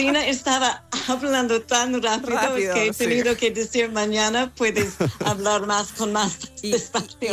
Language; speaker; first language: Spanish; non-native, learner; English